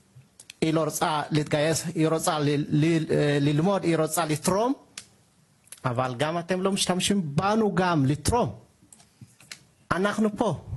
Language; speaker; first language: Hebrew; non-native, learner; Tigrinya